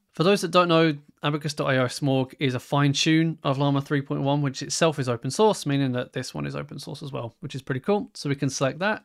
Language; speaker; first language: English; native; English